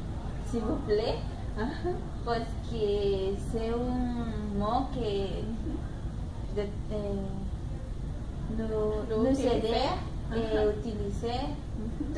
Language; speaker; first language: French; non-native, learner; Spanish